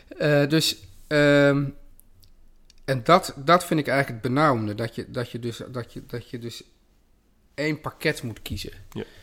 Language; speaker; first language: Dutch; native; Dutch